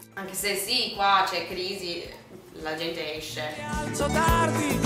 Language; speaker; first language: Italian; non-native, fluent; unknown